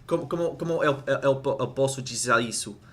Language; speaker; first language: Portuguese; non-native, learner; English